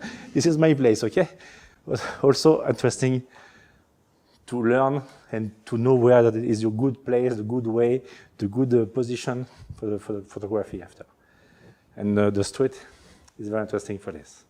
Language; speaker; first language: English; non-native, learner; French